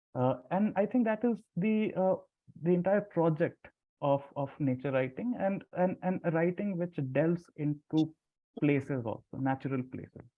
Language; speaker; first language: English; non-native, local second language; Hindi